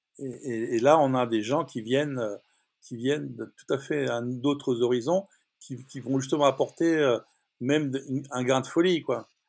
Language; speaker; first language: French; native; French